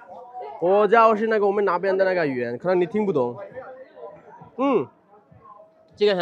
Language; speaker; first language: Chinese; non-native, learner; Bangla